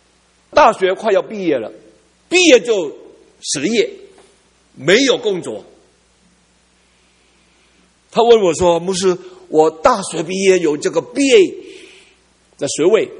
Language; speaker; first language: Chinese; early bilingual, heritage; Cantonese